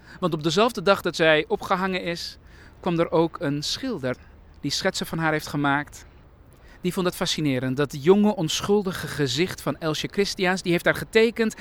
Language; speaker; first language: Dutch; early bilingual, other home language; Persian